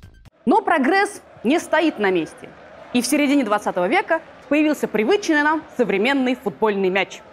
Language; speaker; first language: Russian; native; Russian